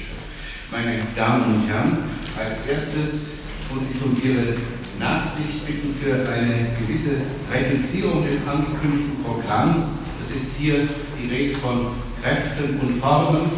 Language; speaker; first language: German; native; German